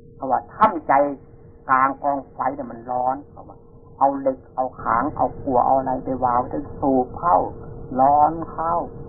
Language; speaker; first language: Thai; non-native, local second language; Northeastern Thai